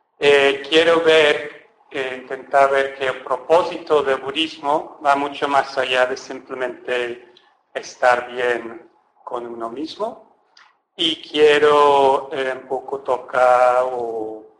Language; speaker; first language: Spanish; non-native, fluent; English